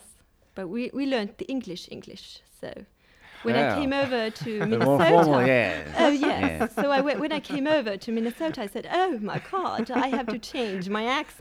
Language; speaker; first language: English; non-native, fluent; Swedish